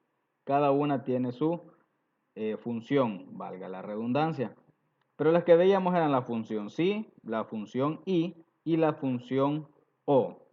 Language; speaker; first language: Spanish; native; Spanish